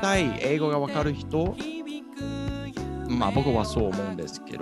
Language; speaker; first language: Japanese; non-native, fluent; English